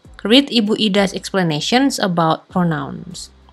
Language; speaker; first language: English; non-native, fluent; Indonesian